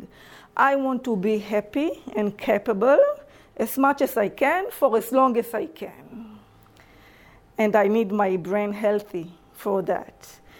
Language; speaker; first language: English; non-native, fluent; Hebrew